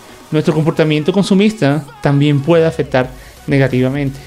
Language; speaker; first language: Spanish; native; Spanish